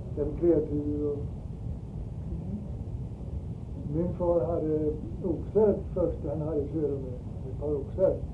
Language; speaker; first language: Swedish; early bilingual, heritage; Swedish